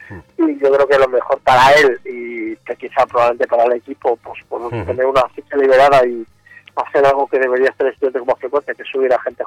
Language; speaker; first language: Spanish; native; Spanish